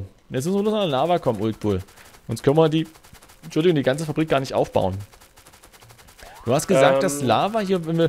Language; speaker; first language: German; native; German